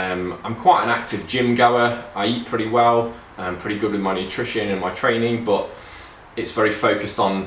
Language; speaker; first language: English; native; English